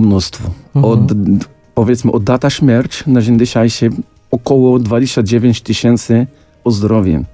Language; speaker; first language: Polish; non-native, fluent; Arabic